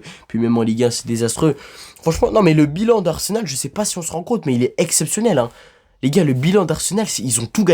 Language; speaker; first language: French; native; French